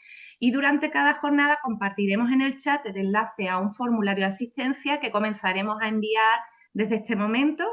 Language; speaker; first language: Spanish; native; Spanish